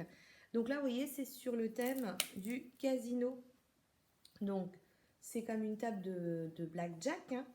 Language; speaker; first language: French; native; French